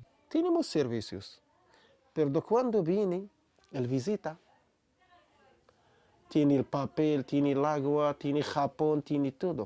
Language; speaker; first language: Spanish; non-native, learner; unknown